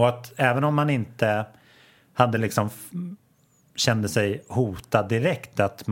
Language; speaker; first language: Swedish; native; Swedish